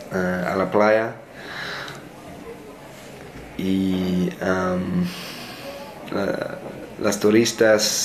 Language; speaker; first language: Spanish; non-native, learner; English